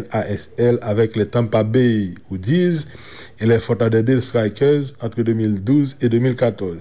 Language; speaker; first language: French; non-native, local second language; Haitian Creole